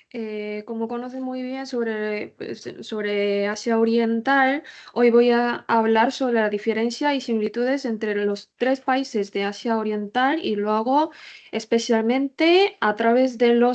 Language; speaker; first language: Spanish; non-native, learner; Korean